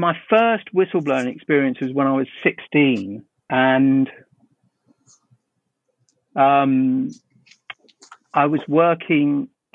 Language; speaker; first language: English; native; English